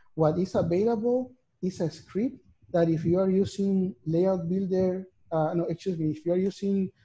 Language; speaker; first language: English; non-native, fluent; Spanish